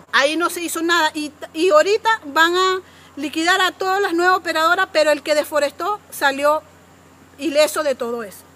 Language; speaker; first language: Spanish; non-native, local second language; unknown